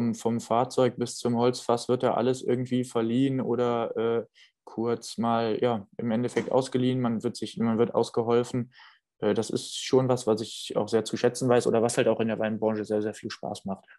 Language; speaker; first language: German; native; German